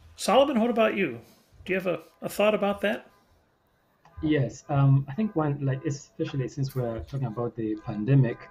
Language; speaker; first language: English; non-native, local second language; Ganda